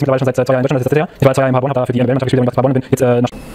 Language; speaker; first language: German; non-native, fluent; Romanian